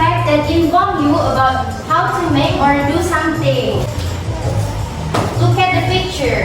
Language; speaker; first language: English; non-native, learner; Indonesian